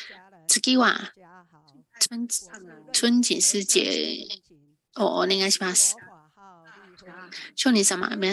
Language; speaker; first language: Japanese; non-native, fluent; Chinese